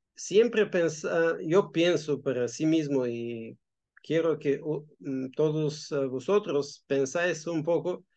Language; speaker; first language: Spanish; non-native, fluent; Bulgarian